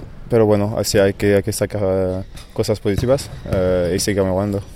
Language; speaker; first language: Spanish; non-native, fluent; French